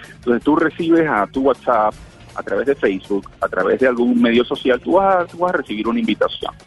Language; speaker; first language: Spanish; native; Spanish